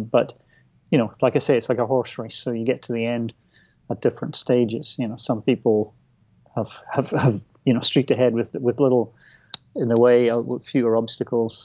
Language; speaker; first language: English; native; English